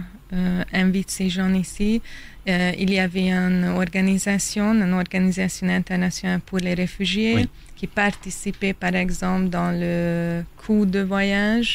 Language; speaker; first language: French; non-native, fluent; Hungarian